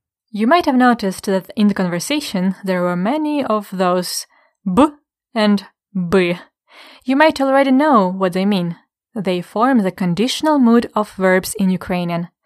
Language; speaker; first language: English; non-native, fluent; Ukrainian